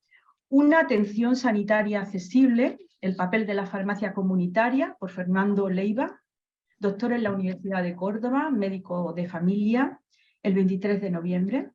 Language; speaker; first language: Spanish; native; Spanish